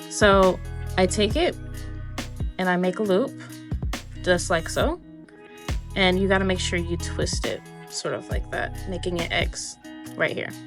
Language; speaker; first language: English; native; English